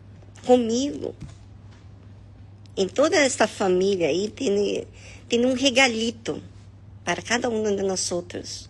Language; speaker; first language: Portuguese; non-native, learner; Spanish